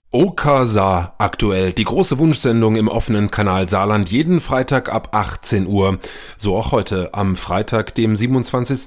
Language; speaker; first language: German; native; German